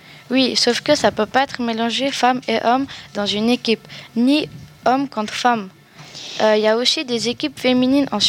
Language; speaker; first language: French; native; French